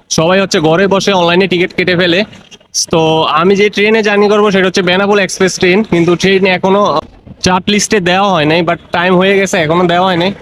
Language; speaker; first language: Bangla; native; Bangla